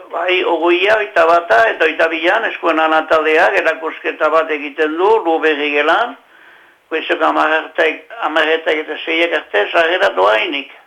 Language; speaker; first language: Basque; native; Basque